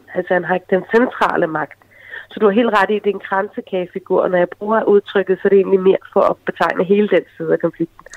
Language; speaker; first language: Danish; early bilingual, other home language; Arabic